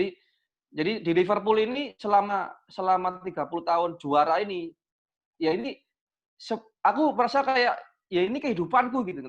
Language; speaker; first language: Indonesian; native; Indonesian